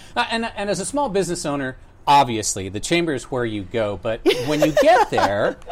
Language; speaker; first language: English; native; English